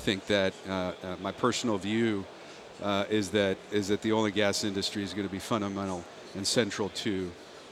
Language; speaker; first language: English; native; English